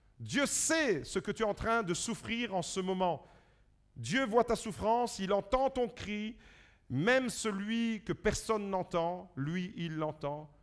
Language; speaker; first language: French; early bilingual, other home language; Italian